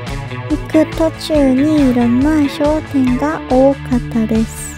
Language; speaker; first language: Japanese; non-native, learner; Korean